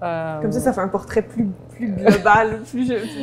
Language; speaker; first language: French; native; French